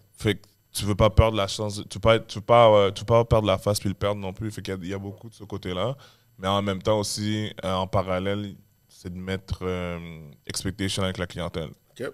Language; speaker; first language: French; native; French